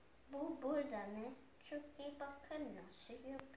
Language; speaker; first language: Turkish; non-native, learner; Dutch